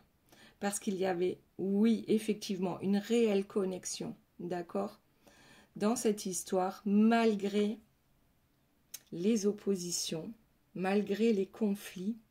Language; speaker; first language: French; native; French